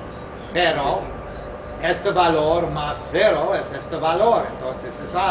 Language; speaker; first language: Spanish; non-native, fluent; English